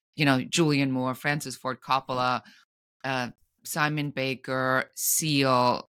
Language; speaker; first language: English; non-native, fluent; German